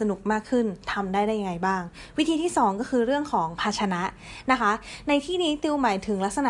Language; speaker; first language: Thai; native; Thai